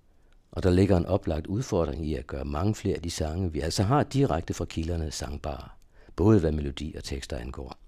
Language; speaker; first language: Danish; native; Danish